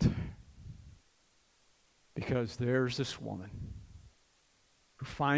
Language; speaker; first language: English; native; English